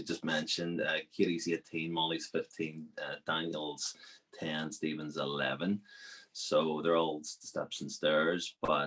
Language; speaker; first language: English; native; English